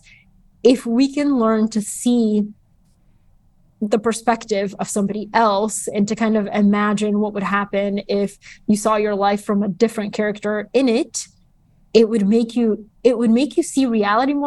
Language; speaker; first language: English; early bilingual, other home language; Bulgarian